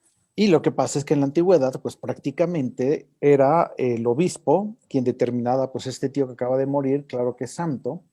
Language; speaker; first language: Spanish; native; Spanish